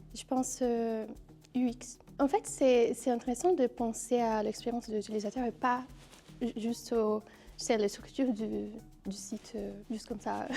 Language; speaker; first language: French; non-native, fluent; Portuguese